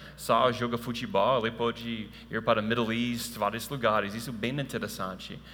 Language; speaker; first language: Portuguese; non-native, fluent; English